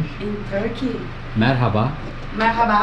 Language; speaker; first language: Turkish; non-native, learner; Portuguese